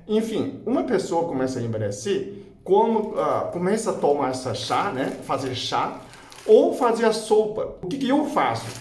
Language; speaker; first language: Portuguese; non-native, fluent; Chinese